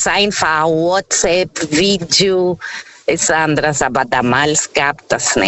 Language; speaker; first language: German; non-native, fluent; Portuguese